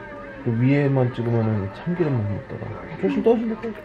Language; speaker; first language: Korean; native; Korean